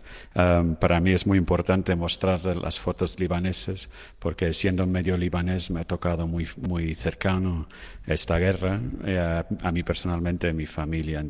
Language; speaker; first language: Spanish; non-native, fluent; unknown